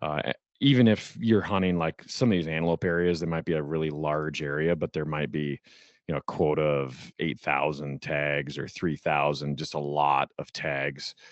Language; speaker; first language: English; native; English